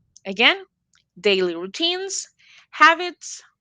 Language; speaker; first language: English; non-native, fluent; Spanish